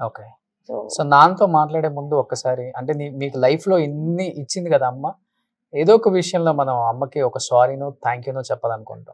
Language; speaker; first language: Telugu; native; Telugu